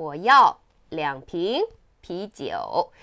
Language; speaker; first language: Chinese; non-native, fluent; Korean